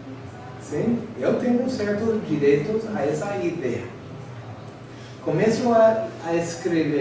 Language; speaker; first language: Portuguese; non-native, fluent; English